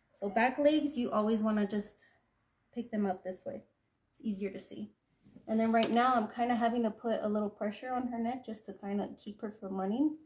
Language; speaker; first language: English; native; English